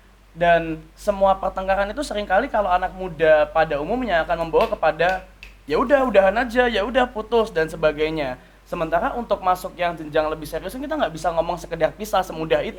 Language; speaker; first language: Indonesian; native; Indonesian